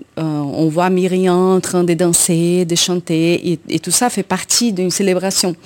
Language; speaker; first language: French; non-native, fluent; Portuguese